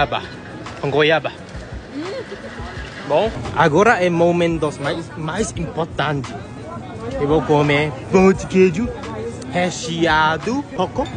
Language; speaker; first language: Portuguese; non-native, learner; Korean